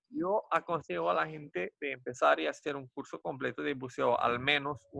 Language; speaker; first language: Spanish; non-native, fluent; Romanian